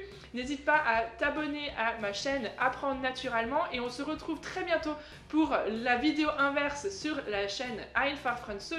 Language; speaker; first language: French; native; French